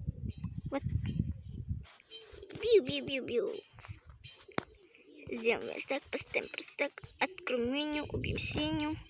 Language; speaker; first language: Russian; non-native, local second language; Kazakh